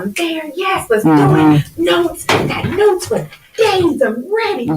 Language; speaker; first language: English; native; English